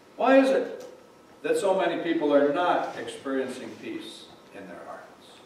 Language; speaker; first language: English; native; English